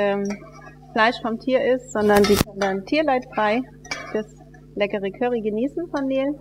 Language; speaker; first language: German; native; German